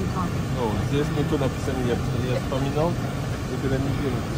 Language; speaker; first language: Russian; non-native, learner; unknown